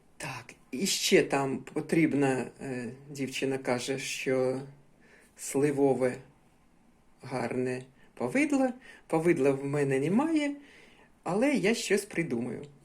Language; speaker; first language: Ukrainian; non-native, local second language; Russian